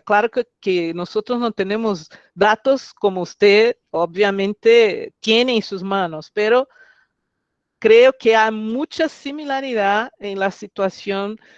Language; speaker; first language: Spanish; non-native, fluent; Portuguese